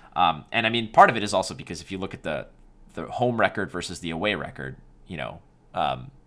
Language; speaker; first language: English; native; English